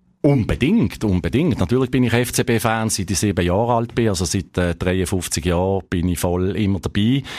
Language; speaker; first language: German; native; German